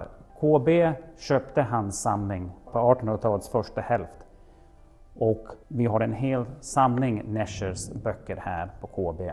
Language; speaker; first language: Swedish; non-native, fluent; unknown